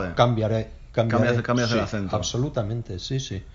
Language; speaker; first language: Spanish; native; Spanish